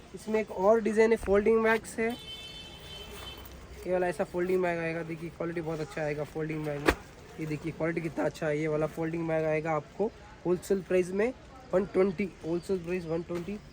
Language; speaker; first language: Hindi; non-native, local second language; Kannada